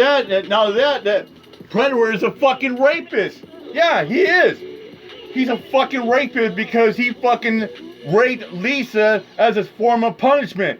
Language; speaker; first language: English; native; English